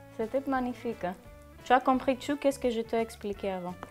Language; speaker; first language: French; non-native, learner; Greek